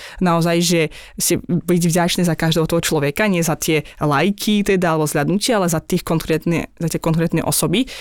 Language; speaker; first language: Slovak; non-native, fluent; Azerbaijani